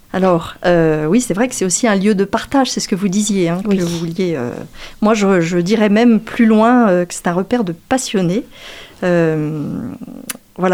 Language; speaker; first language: French; native; French